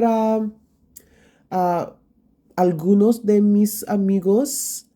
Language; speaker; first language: Spanish; non-native, learner; English